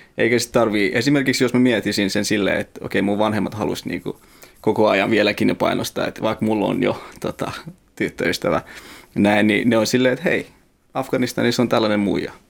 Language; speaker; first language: Finnish; early bilingual, other home language; Persian